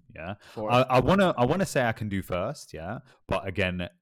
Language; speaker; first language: English; native; English